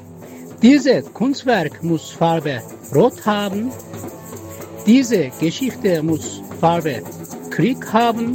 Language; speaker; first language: German; non-native, learner; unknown